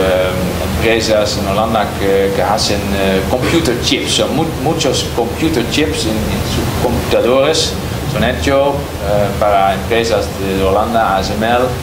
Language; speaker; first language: Spanish; non-native, learner; Dutch